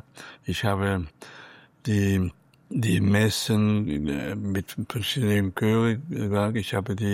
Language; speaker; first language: German; non-native, fluent; Catalan